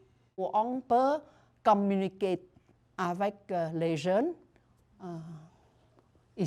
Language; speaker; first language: French; non-native, learner; Vietnamese